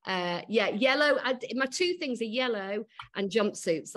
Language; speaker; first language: English; native; English